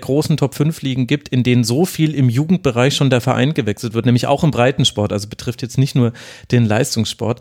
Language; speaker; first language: German; native; German